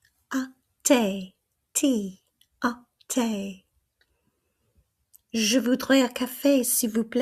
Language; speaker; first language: French; non-native, learner; English